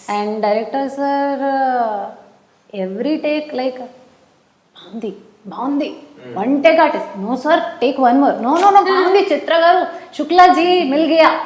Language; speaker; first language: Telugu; non-native, learner; Hindi